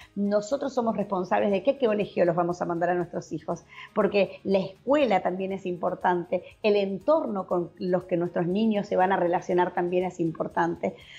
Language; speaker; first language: Spanish; native; Spanish